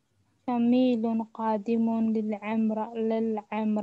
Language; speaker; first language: Arabic; non-native, learner; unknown